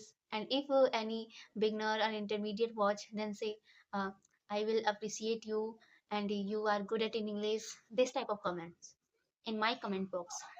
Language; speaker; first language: English; non-native, learner; Hindi